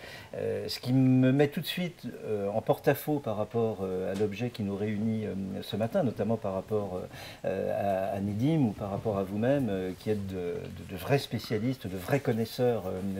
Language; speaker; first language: French; native; French